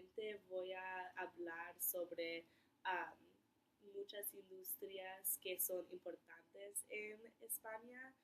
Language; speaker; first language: Spanish; non-native, learner; English